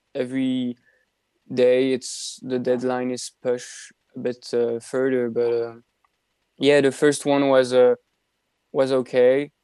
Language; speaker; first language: English; non-native, fluent; French